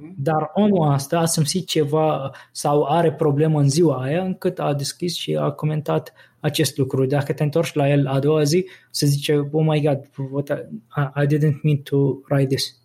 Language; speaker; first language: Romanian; non-native, fluent; Arabic